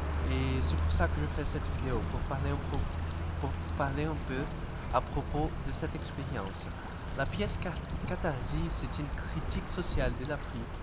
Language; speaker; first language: French; non-native, fluent; Portuguese